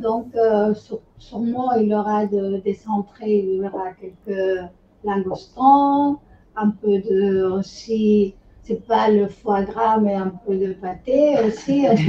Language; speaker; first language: French; non-native, fluent; Spanish